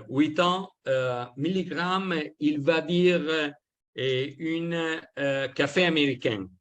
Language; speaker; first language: French; non-native, learner; Italian